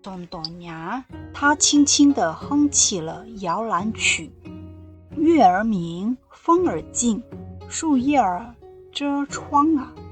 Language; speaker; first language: Chinese; non-native, fluent; Indonesian